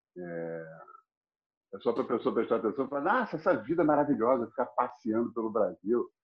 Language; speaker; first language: Portuguese; non-native, fluent; English